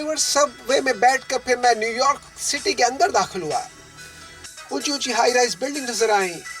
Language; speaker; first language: Urdu; native; Urdu